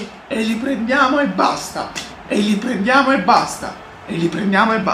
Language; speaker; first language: Italian; native; Italian